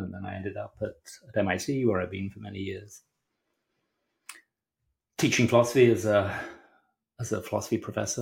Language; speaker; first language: English; native; English